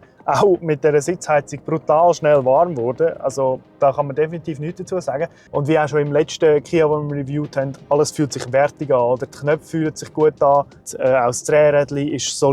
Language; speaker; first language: German; native; German